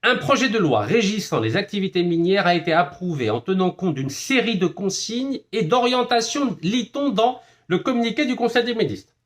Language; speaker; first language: French; non-native, local second language; Arabic